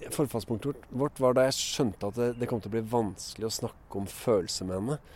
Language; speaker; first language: Norwegian; native; Norwegian